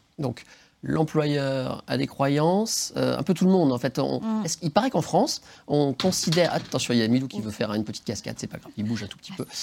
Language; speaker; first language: French; native; French